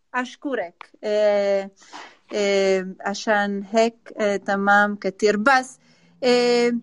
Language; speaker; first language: Arabic; non-native, learner; Spanish